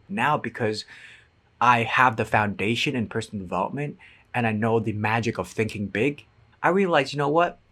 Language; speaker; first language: English; non-native, fluent; Cantonese